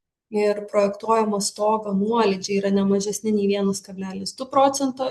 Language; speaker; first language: Lithuanian; native; Lithuanian